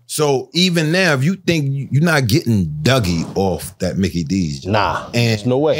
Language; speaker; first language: English; native; English